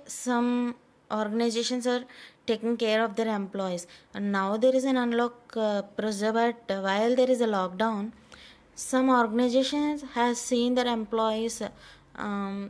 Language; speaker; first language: English; non-native, local second language; Telugu